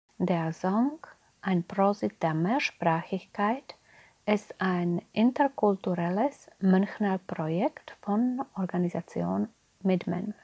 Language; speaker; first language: German; non-native, fluent; Slovak